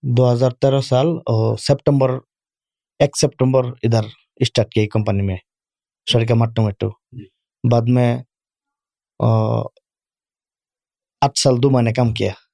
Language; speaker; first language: Urdu; non-native, learner; Bangla